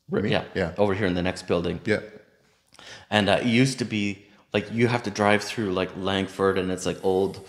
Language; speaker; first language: English; native; English